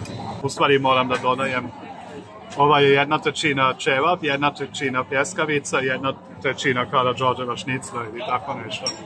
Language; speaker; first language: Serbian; non-native, fluent; German